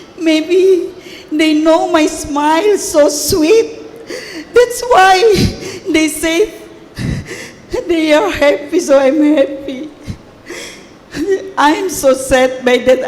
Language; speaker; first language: English; non-native, learner; Indonesian